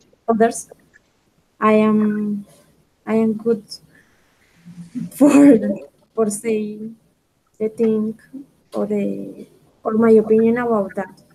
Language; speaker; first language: English; non-native, learner; Spanish